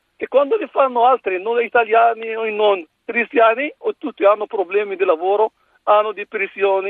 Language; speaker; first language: Italian; non-native, learner; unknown